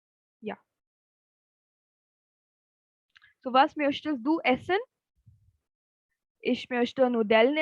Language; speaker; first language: German; non-native, fluent; Hindi